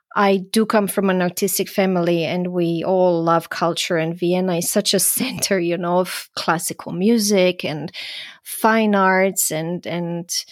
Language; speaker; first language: English; non-native, fluent; Croatian